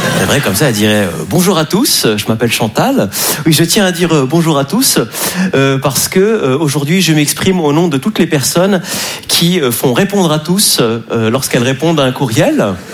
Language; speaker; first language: French; native; French